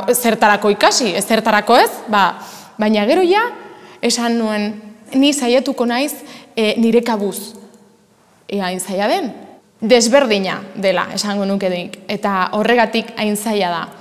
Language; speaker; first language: Basque; non-native, learner; Spanish